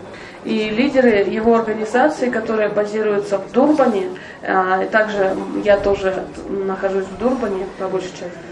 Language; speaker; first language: Russian; native; Russian